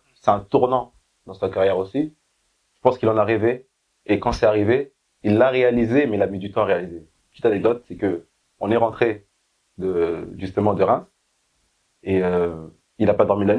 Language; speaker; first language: French; native; French